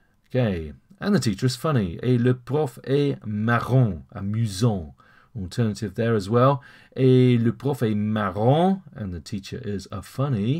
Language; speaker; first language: English; native; English